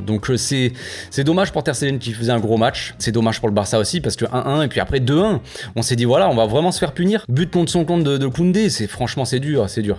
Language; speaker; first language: French; native; French